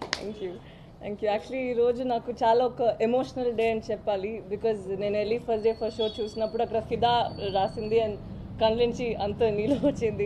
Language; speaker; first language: Telugu; non-native, local second language; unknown